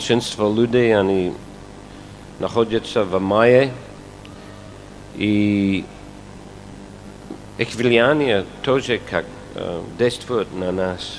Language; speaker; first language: Russian; non-native, fluent; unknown